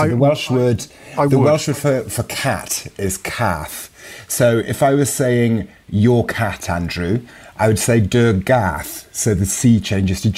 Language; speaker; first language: English; non-native, local second language; Welsh